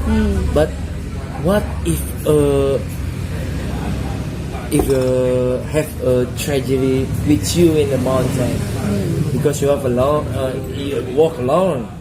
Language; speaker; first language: English; non-native, learner; Indonesian